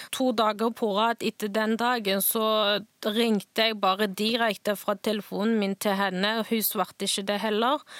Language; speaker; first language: Norwegian; non-native, fluent; Chinese